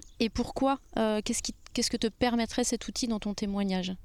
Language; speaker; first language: French; native; French